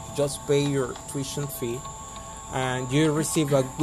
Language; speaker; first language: English; non-native, fluent; Spanish